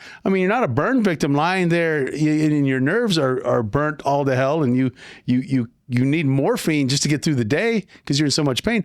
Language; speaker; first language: English; native; English